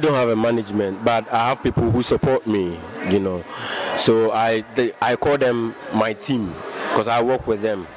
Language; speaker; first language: English; non-native, local second language; Akan